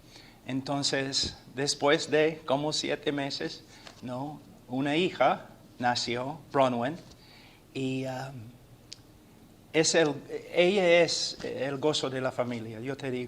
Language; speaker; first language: Spanish; non-native, fluent; English